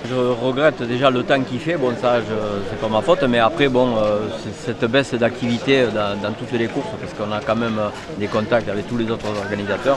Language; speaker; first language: French; native; French